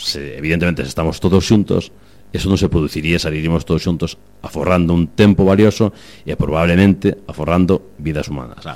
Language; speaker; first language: Galician; native; Galician